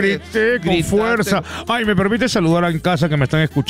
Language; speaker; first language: Spanish; native; Spanish